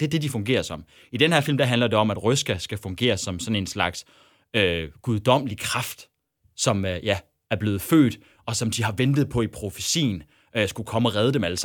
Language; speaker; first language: Danish; native; Danish